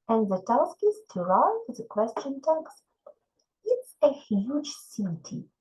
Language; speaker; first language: English; non-native, fluent; Ukrainian